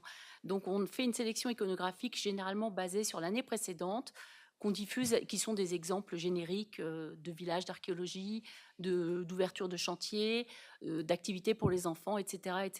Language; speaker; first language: French; native; French